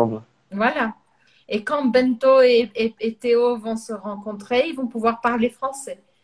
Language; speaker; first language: French; non-native, fluent; Portuguese